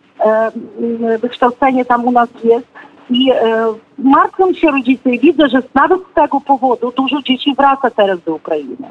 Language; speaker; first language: Polish; non-native, fluent; Ukrainian